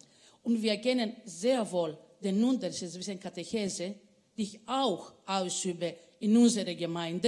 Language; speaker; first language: German; non-native, fluent; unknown